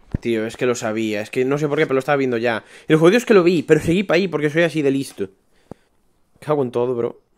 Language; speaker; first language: Spanish; native; Spanish